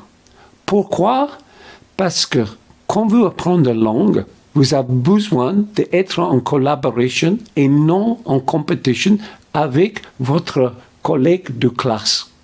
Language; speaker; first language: French; non-native, fluent; English